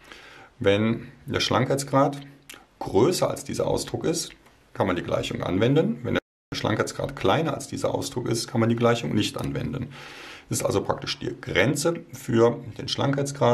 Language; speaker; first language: German; native; German